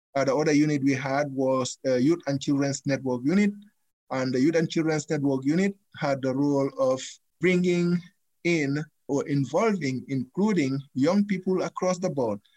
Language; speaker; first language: English; non-native, local second language; Fula